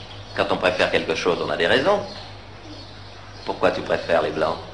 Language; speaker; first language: French; native; French